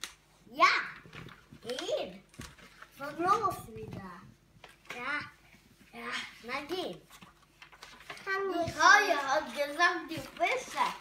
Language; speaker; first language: German; non-native, learner; Hungarian